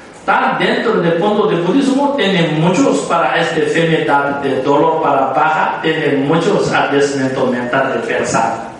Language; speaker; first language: Spanish; non-native, learner; Tibetan